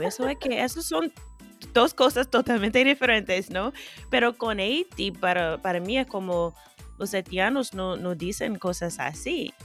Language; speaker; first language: Spanish; non-native, fluent; English